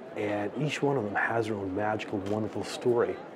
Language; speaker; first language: English; native; English